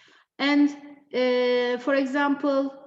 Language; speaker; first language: English; non-native, fluent; Turkish